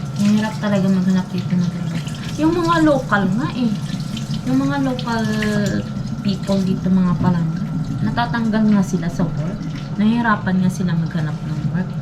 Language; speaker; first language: Filipino; non-native, local second language; Hiligaynon